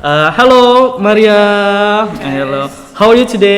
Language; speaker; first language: English; non-native, learner; Indonesian